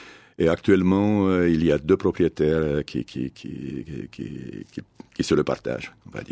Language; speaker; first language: French; non-native, fluent; Romanian